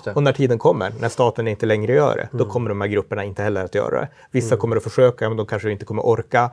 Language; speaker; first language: Swedish; native; Swedish